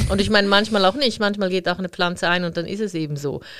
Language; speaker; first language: German; native; German